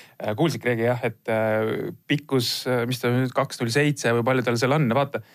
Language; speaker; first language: Estonian; native; Estonian